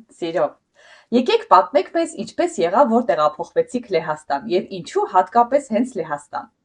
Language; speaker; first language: Armenian; native; Armenian